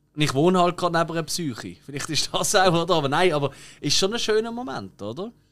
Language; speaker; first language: German; native; German